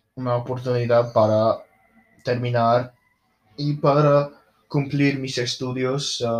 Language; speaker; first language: Spanish; non-native, fluent; English